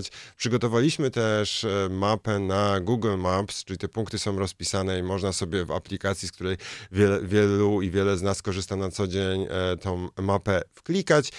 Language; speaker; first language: Polish; native; Polish